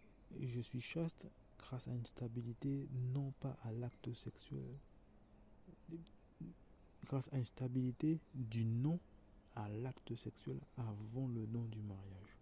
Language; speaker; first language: French; native; French